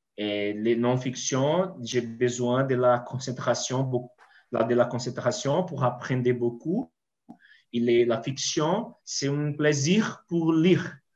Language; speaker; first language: French; non-native, learner; Portuguese